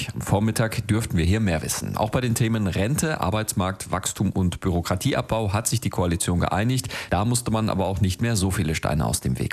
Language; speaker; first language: German; native; German